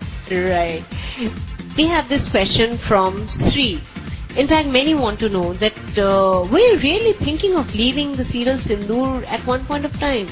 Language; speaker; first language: English; non-native, local second language; Hindi